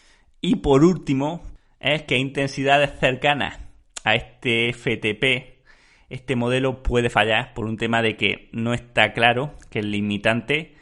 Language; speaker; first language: Spanish; native; Spanish